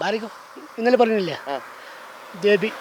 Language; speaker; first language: Malayalam; non-native, learner; Nepali